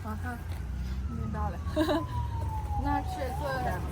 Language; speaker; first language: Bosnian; non-native, learner; Chinese